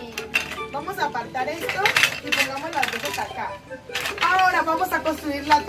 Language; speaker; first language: Spanish; native; Spanish